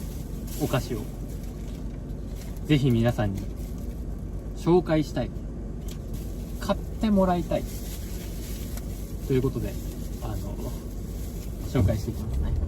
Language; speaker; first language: Japanese; native; Japanese